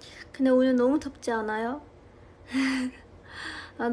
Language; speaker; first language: Korean; non-native, fluent; Chinese